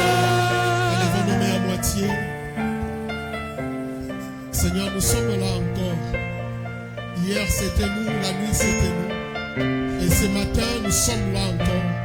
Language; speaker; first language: French; non-native, local second language; Lingala